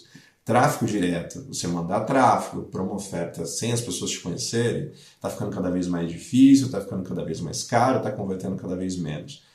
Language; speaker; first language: Portuguese; native; Portuguese